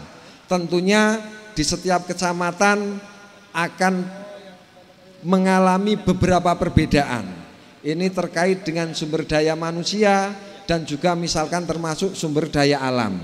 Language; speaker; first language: Indonesian; native; Indonesian